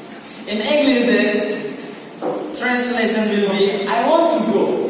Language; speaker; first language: English; non-native, learner; Indonesian